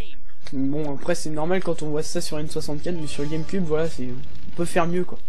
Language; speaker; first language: French; native; French